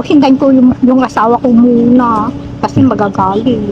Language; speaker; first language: Filipino; non-native, local second language; Iloko